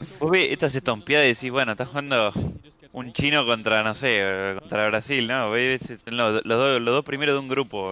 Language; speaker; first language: Spanish; native; Spanish